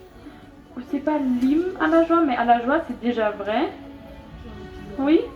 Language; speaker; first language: French; non-native, fluent; German